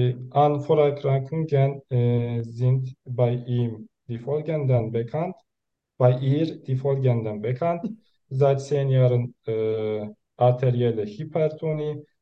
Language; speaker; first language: German; non-native, learner; Turkish